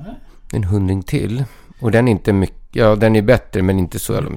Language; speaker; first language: Swedish; native; Swedish